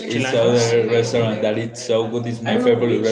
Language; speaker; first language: English; non-native, learner; Spanish